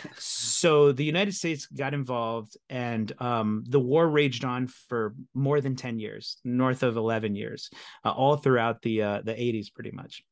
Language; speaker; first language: English; native; English